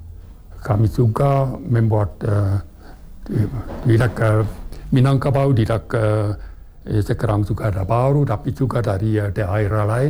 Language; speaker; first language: Indonesian; non-native, fluent; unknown